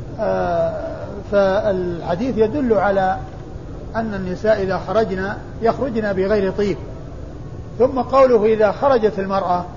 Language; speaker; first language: Arabic; native; Arabic